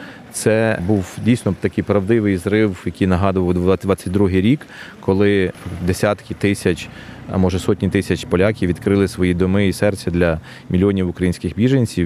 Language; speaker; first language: Ukrainian; native; Ukrainian